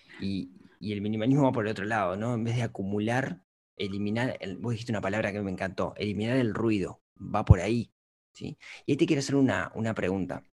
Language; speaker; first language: Spanish; native; Spanish